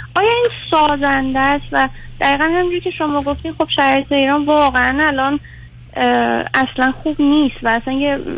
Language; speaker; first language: Persian; early bilingual, heritage; Persian